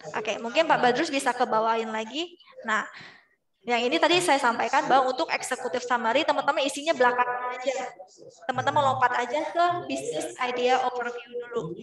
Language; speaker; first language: Indonesian; native; Indonesian